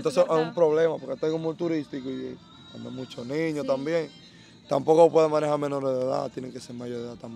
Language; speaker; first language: Spanish; native; Spanish